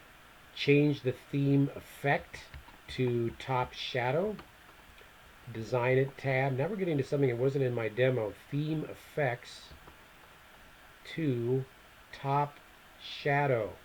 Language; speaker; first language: English; native; English